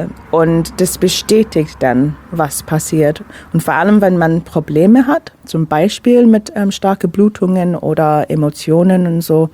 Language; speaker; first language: German; non-native, fluent; English